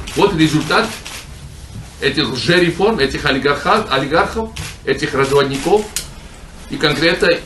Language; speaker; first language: Russian; non-native, local second language; Georgian